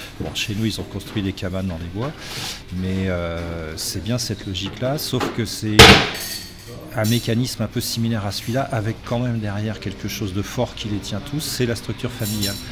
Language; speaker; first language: French; native; French